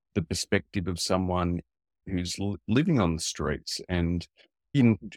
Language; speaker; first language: English; native; English